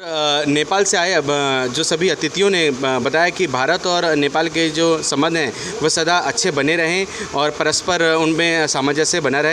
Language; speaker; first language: Hindi; native; Hindi